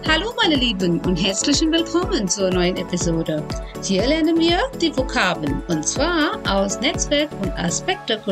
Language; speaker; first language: German; non-native, fluent; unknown